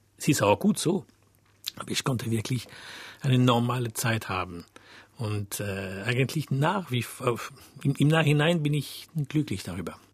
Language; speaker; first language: German; non-native, fluent; French